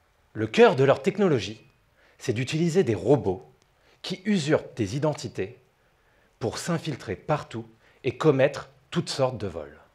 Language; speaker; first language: French; native; French